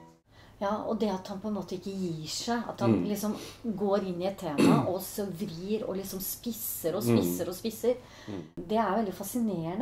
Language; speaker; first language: Norwegian; native; Norwegian